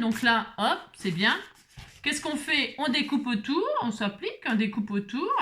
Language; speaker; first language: French; native; French